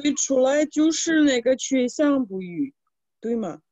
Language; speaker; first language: Chinese; non-native, fluent; Russian